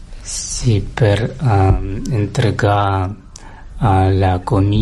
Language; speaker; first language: Catalan; non-native, learner; Russian